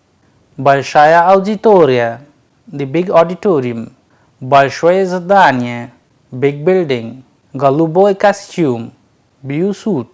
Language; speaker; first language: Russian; non-native, fluent; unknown